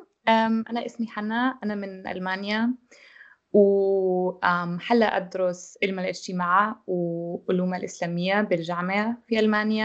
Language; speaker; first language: Arabic; non-native, learner; German